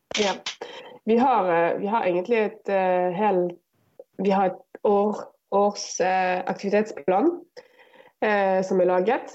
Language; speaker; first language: Norwegian; non-native, fluent; Arabic